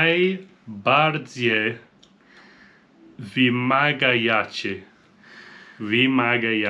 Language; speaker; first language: Polish; non-native, learner; English